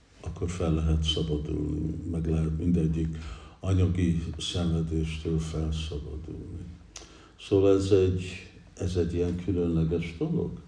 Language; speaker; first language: Hungarian; early bilingual, heritage; English